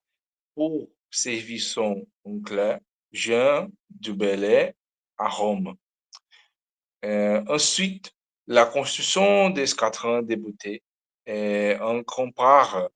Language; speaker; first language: French; non-native, learner; Portuguese